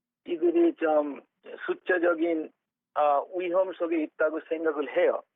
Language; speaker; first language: Korean; non-native, fluent; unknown